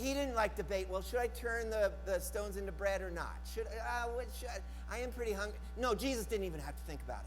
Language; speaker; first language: English; native; English